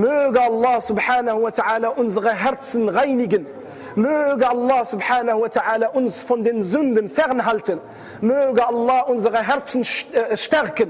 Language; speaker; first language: German; non-native, fluent; Arabic